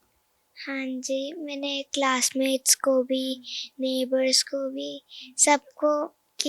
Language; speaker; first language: Hindi; non-native, local second language; Punjabi